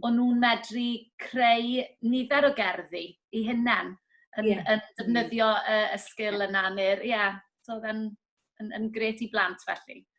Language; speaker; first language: Welsh; native; Welsh